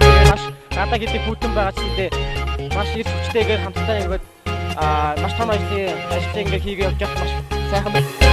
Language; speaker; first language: Mongolian; native; Mongolian